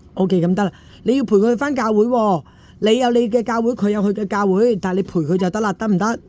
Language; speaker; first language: Cantonese; native; Cantonese